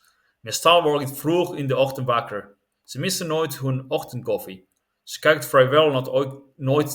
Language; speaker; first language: Dutch; non-native, learner; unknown